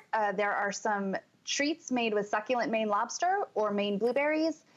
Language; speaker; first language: English; native; English